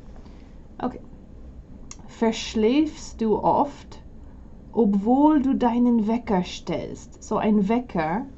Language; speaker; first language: German; non-native, fluent; English